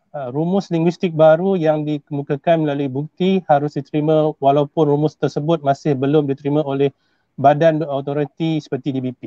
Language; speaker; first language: Malay; native; Malay